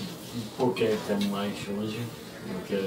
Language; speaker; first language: Portuguese; non-native, learner; English